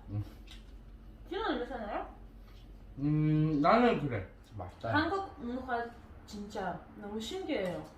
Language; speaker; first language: Korean; non-native, learner; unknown